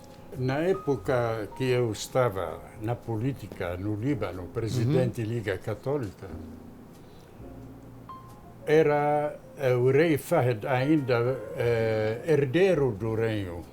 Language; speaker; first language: Portuguese; non-native, fluent; Arabic